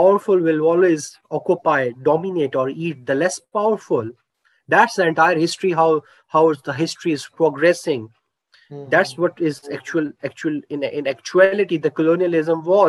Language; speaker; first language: English; non-native, local second language; Urdu